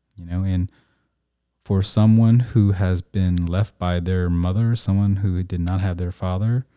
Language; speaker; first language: English; native; English